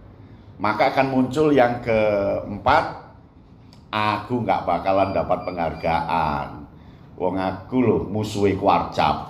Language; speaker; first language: Indonesian; native; Indonesian